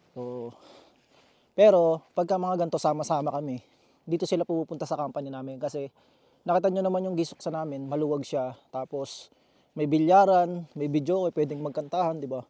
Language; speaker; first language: Filipino; native; Filipino